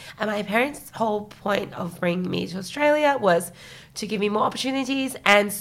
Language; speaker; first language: English; early bilingual, other home language; Chinese